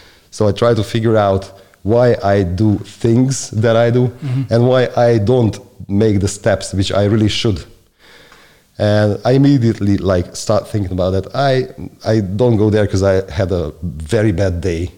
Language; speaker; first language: English; non-native, fluent; Hungarian